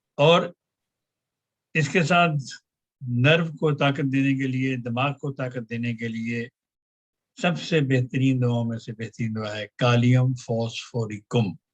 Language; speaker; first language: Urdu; non-native, local second language; Punjabi